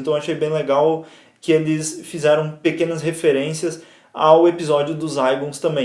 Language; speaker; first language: Portuguese; native; Portuguese